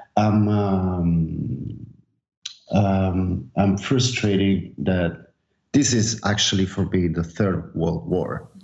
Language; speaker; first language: English; non-native, fluent; Italian